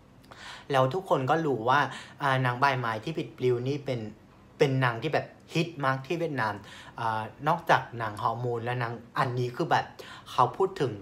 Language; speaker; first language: Thai; non-native, fluent; Vietnamese